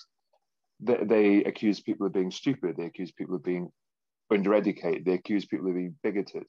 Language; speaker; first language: English; native; English